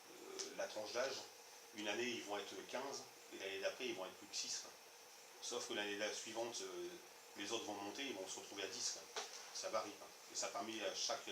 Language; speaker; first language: French; native; French